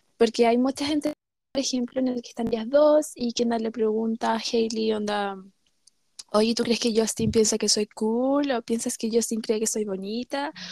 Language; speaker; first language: Spanish; native; Spanish